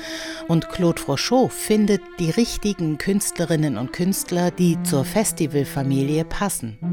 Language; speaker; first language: German; native; German